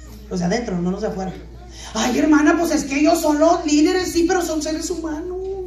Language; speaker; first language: Spanish; native; Spanish